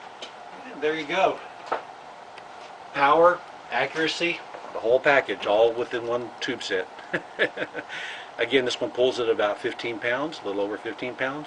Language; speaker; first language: English; native; English